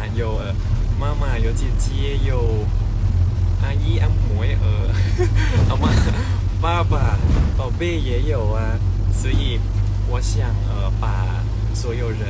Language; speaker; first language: Chinese; non-native, learner; Thai